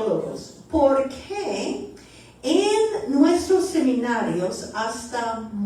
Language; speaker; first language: Spanish; early bilingual, heritage; Spanish